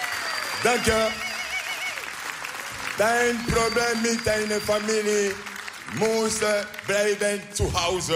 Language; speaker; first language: Dutch; non-native, learner; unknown